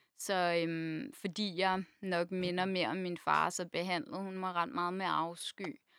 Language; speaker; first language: Danish; native; Danish